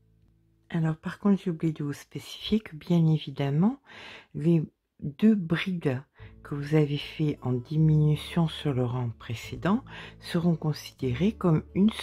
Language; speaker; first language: French; native; French